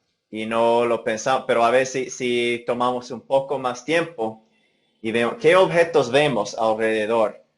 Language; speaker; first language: Spanish; non-native, fluent; English